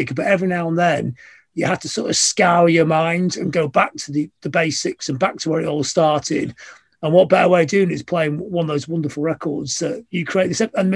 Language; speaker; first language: English; native; English